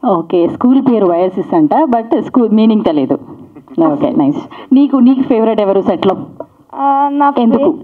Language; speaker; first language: Telugu; native; Telugu